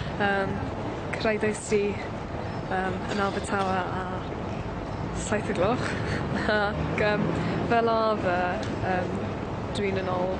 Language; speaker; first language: Welsh; non-native, local second language; English